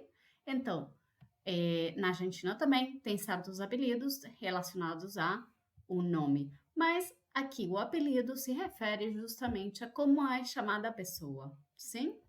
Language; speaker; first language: Portuguese; non-native, fluent; Spanish